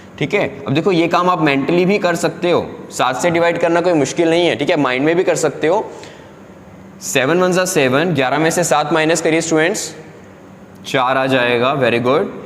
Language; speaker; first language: Hindi; native; Hindi